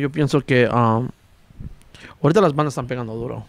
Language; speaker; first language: Spanish; native; Spanish